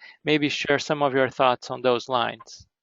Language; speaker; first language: English; native; English